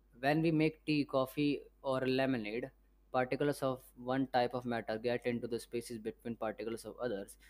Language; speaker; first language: English; non-native, local second language; Hindi